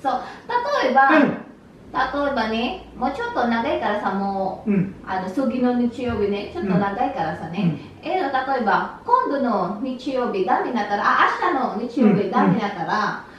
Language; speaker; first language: Japanese; non-native, learner; Filipino